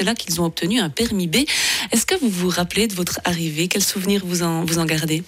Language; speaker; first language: French; native; French